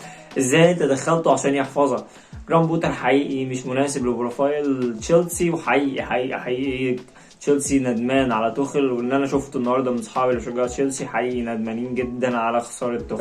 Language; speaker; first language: Arabic; native; Arabic